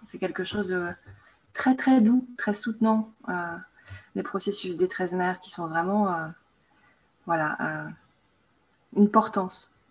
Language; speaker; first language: French; native; French